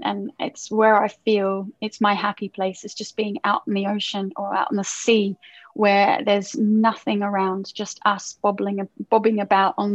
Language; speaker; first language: English; native; English